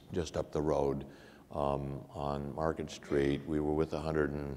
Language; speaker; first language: English; native; English